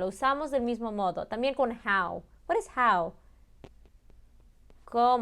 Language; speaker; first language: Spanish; early bilingual, heritage; Spanish